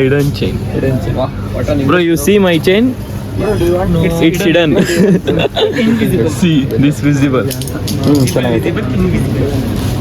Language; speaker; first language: English; non-native, local second language; Kannada